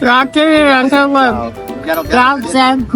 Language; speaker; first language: Italian; non-native, fluent; Chinese